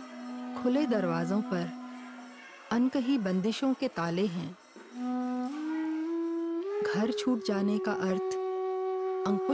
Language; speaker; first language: Hindi; native; Hindi